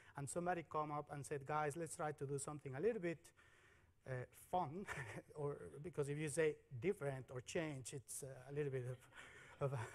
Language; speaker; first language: English; non-native, fluent; Spanish